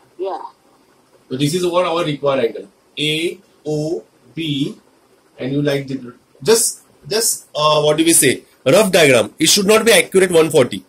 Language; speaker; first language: English; non-native, local second language; Hindi